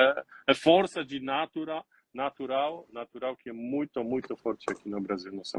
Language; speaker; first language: Portuguese; non-native, learner; Polish